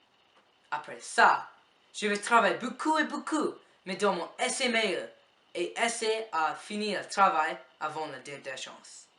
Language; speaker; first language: French; non-native, learner; English